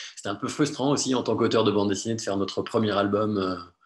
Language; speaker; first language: French; native; French